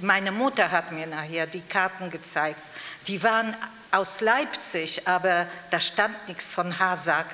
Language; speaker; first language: German; non-native, fluent; Polish